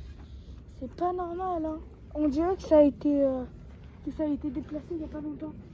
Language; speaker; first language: French; native; French